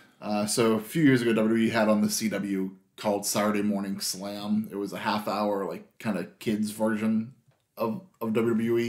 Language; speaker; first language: English; native; English